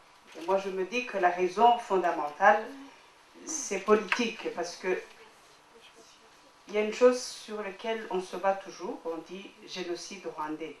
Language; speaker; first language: French; non-native, local second language; Kinyarwanda